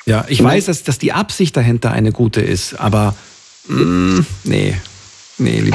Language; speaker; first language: German; native; German